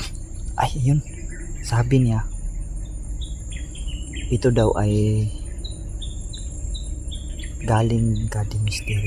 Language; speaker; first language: Filipino; non-native, local second language; Cebuano